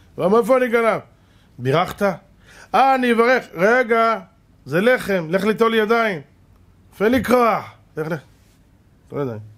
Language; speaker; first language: Hebrew; native; Hebrew